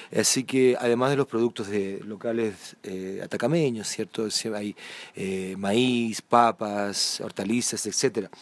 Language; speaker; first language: Spanish; native; Spanish